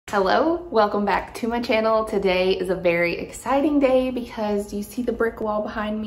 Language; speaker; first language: English; native; English